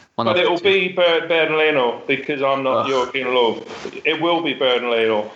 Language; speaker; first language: English; native; English